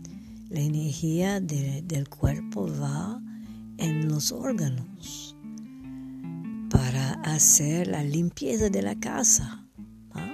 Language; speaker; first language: Spanish; non-native, fluent; English